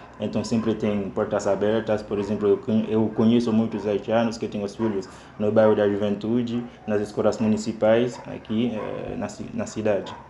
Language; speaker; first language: Portuguese; non-native, fluent; Haitian Creole